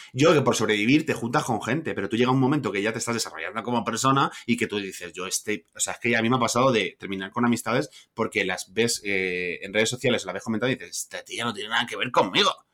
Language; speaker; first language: Spanish; native; Spanish